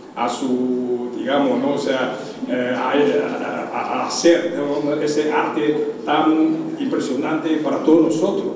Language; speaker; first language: Spanish; non-native, fluent; Chinese